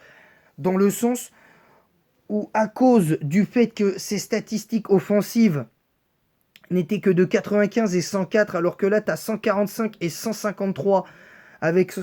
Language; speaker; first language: French; native; French